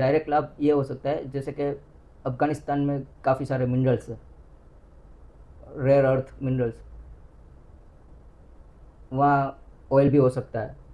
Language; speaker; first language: Hindi; non-native, local second language; Gujarati